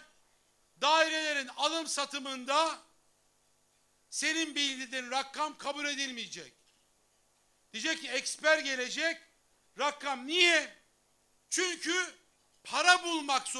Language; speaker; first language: Turkish; native; Turkish